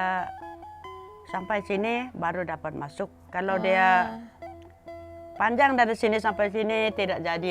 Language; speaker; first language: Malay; non-native, local second language; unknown